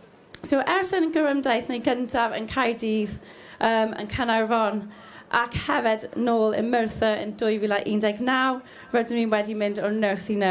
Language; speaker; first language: Welsh; non-native, learner; English